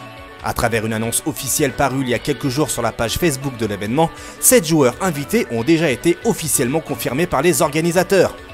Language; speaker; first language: French; native; French